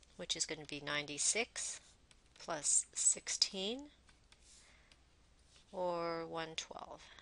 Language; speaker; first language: English; native; English